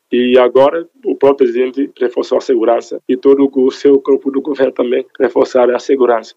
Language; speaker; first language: Portuguese; non-native, local second language; Upper Guinea Crioulo